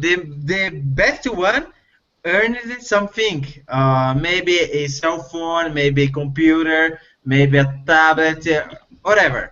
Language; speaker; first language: English; non-native, learner; Portuguese